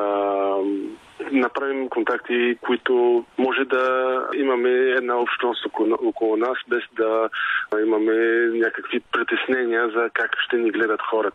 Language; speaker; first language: Bulgarian; non-native, fluent; French